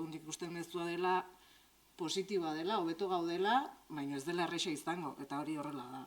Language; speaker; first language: Basque; native; Basque